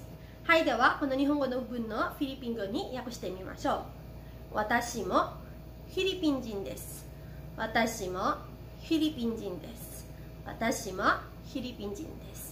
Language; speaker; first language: Japanese; non-native, fluent; Filipino